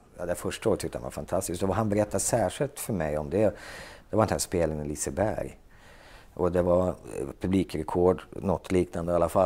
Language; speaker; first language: Swedish; native; Swedish